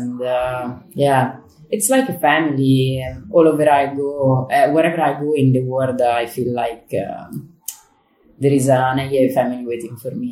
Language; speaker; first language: English; non-native, fluent; Italian